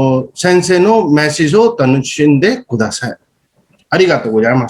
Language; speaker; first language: Japanese; non-native, fluent; Hindi